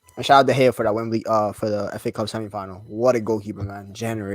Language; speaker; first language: English; native; English